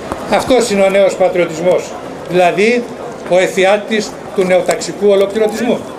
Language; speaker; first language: Greek; native; Greek